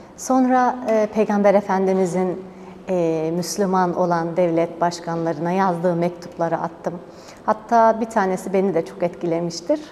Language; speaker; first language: Turkish; native; Turkish